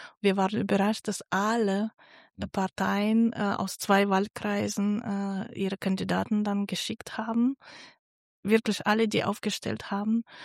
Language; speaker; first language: German; non-native, fluent; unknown